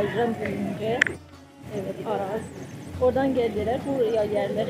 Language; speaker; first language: Turkish; non-native, learner; Azerbaijani